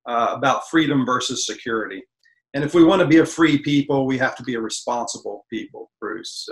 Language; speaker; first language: English; native; English